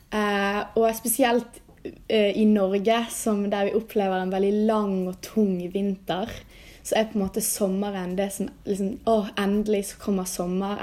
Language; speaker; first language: Norwegian; native; Norwegian